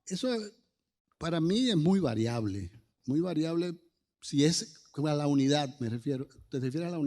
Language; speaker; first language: Spanish; native; Spanish